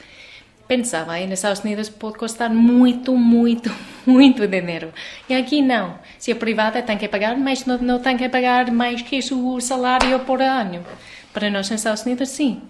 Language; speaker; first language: Portuguese; non-native, learner; English